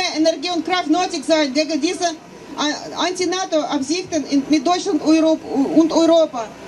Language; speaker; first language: German; non-native, fluent; Russian